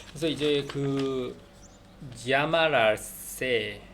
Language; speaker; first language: Spanish; non-native, learner; Korean